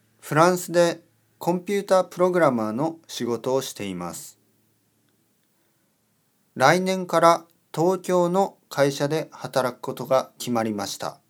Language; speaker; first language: Japanese; non-native, learner; English